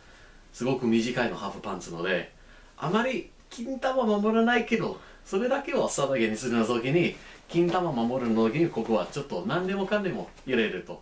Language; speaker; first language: Japanese; non-native, learner; English